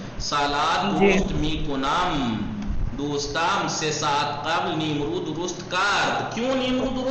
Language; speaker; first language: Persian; non-native, fluent; Urdu